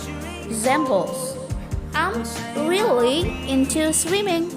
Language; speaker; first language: English; non-native, fluent; Indonesian